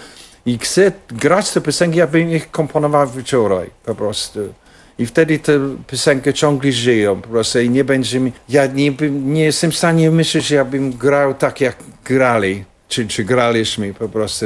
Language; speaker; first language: Polish; non-native, fluent; English